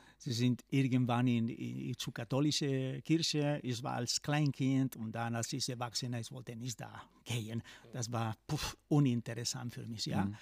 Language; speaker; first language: German; non-native, fluent; Spanish